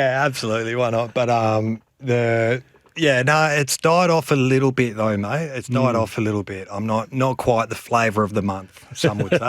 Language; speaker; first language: English; native; English